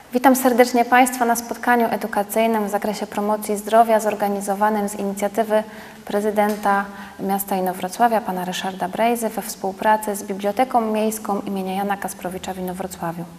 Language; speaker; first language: Polish; native; Polish